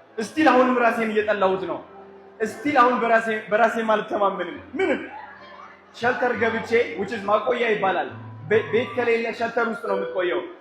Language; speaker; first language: Amharic; native; Amharic